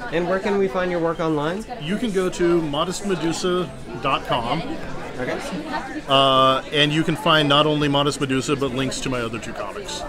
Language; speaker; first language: English; native; English